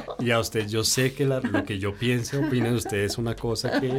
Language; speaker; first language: Spanish; native; Spanish